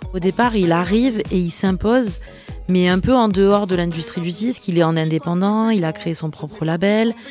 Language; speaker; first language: French; native; French